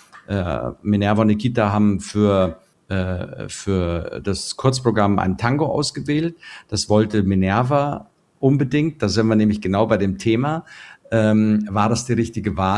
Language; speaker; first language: German; native; German